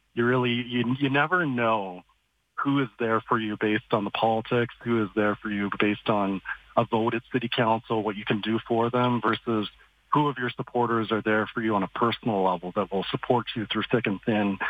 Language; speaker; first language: English; native; English